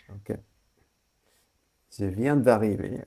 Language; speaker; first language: French; non-native, fluent; Sinhala